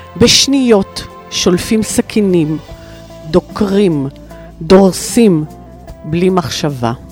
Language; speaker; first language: Hebrew; native; Hebrew